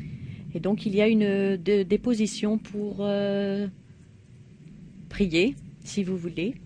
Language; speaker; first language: French; native; French